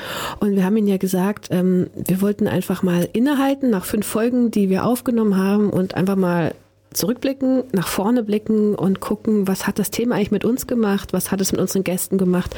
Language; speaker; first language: German; native; German